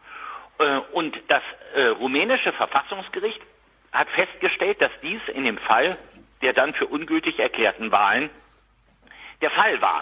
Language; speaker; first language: German; native; German